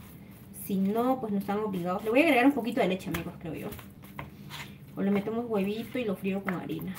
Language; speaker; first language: Spanish; native; Spanish